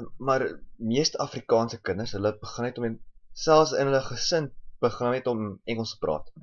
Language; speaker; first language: Afrikaans; early bilingual, heritage; Afrikaans